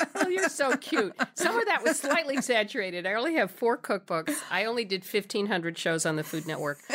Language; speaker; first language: English; native; English